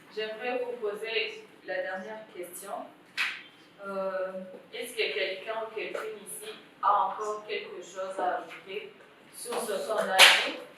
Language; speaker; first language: French; non-native, local second language; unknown